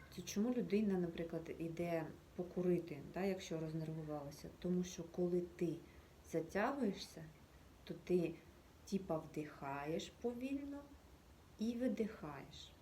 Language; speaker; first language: Ukrainian; native; Ukrainian